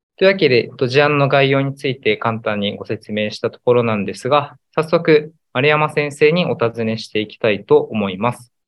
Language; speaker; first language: Japanese; native; Japanese